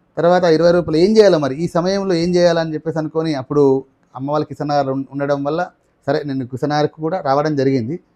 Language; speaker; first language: Telugu; non-native, local second language; Marathi